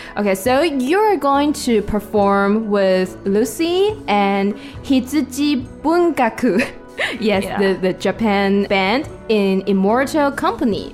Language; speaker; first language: English; non-native, fluent; Chinese